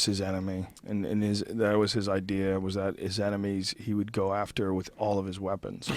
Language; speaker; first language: English; native; English